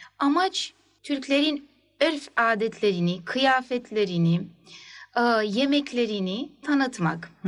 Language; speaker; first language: Turkish; early bilingual, heritage; Turkish